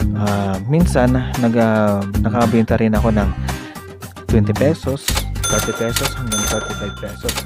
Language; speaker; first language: Filipino; native; Filipino